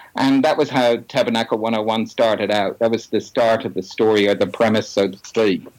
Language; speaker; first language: English; native; English